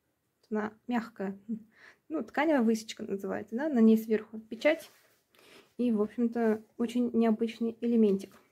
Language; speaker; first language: Russian; native; Russian